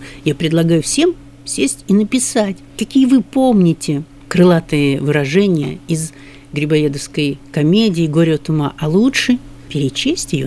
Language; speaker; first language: Russian; native; Russian